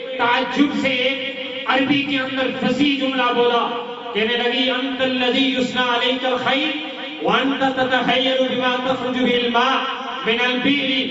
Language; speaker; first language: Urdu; non-native, local second language; Punjabi